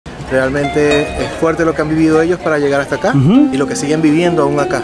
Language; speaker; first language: Spanish; native; Spanish